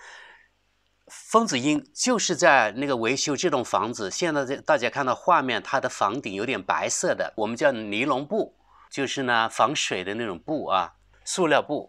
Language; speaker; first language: Chinese; native; Chinese